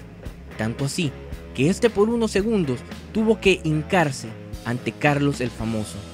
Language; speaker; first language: Spanish; native; Spanish